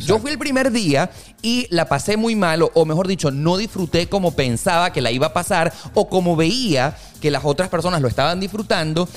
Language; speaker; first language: Spanish; native; Spanish